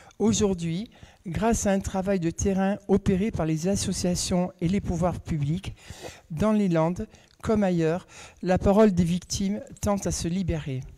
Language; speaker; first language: French; native; French